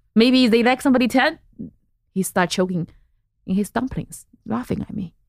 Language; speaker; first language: English; non-native, fluent; Chinese